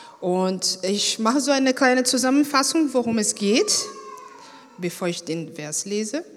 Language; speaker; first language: German; non-native, fluent; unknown